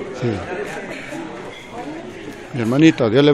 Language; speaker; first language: Spanish; native; Spanish